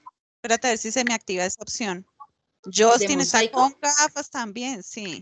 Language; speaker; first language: Spanish; native; Spanish